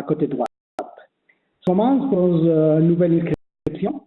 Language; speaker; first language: French; non-native, learner; Spanish